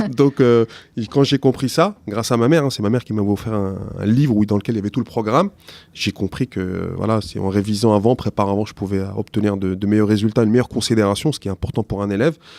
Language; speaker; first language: French; early bilingual, other home language; Arabic